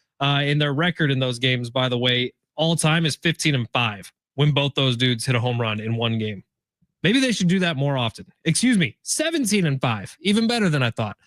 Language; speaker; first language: English; native; English